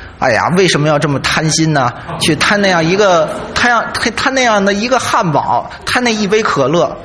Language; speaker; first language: Chinese; native; Chinese